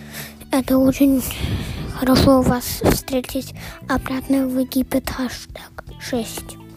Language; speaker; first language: Russian; early bilingual, heritage; Russian